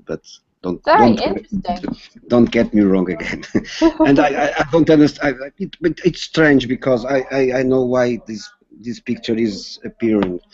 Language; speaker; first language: English; non-native, learner; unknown